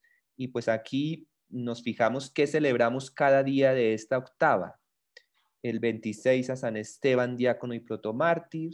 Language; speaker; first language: Spanish; native; Spanish